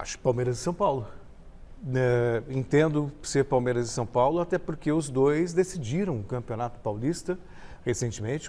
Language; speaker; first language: Portuguese; native; Portuguese